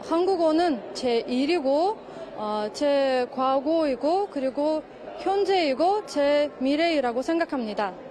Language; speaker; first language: Korean; non-native, fluent; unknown